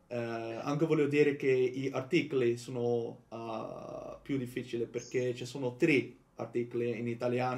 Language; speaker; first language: Italian; non-native, learner; Dutch